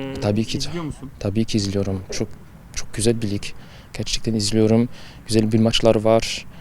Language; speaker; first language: Turkish; early bilingual, heritage; Turkish